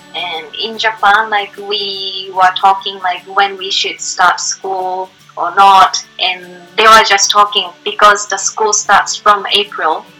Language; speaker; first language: English; non-native, fluent; Japanese